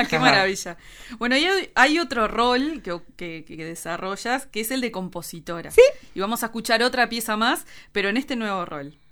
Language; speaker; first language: Spanish; native; Spanish